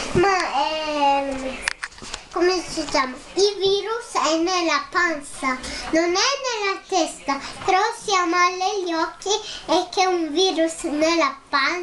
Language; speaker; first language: Spanish; early bilingual, heritage; Spanish